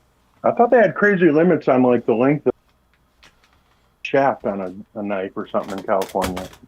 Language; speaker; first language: English; native; English